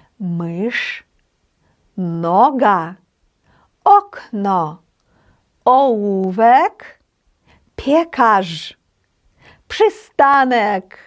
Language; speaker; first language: Polish; non-native, fluent; Ukrainian